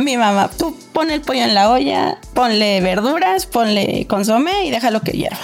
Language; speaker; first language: Spanish; native; Spanish